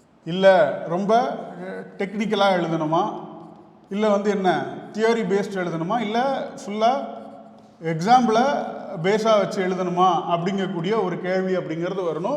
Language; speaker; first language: Tamil; native; Tamil